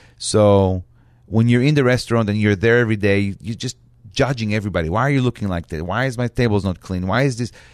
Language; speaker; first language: English; non-native, fluent; Hebrew